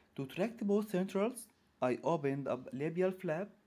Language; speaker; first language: English; non-native, fluent; Arabic